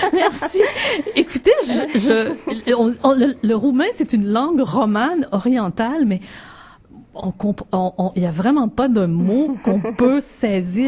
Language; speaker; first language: French; native; French